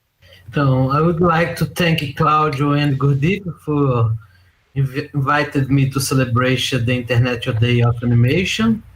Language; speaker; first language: English; non-native, learner; Portuguese